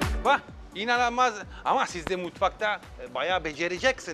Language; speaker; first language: Turkish; non-native, fluent; Italian